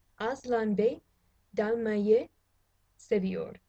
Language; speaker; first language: Turkish; non-native, learner; English